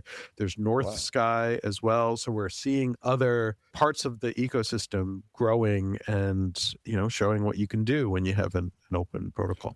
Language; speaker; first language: English; native; English